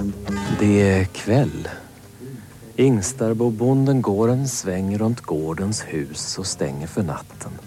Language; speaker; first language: Swedish; native; Swedish